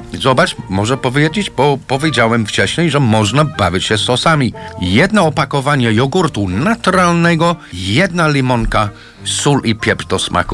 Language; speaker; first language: Polish; non-native, learner; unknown